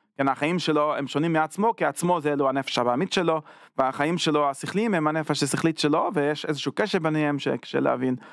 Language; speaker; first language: Hebrew; non-native, fluent; English